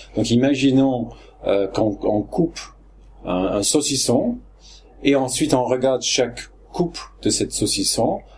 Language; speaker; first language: French; non-native, fluent; English